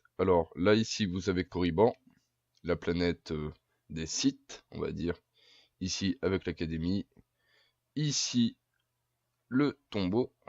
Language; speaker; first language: French; native; French